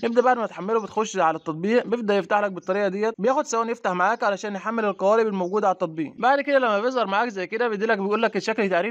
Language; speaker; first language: Arabic; native; Arabic